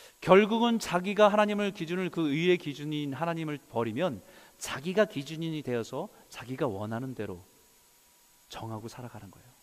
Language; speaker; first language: Korean; native; Korean